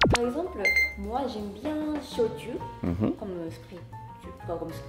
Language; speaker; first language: French; non-native, fluent; Japanese